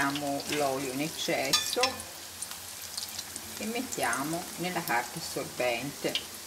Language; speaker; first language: Italian; native; Italian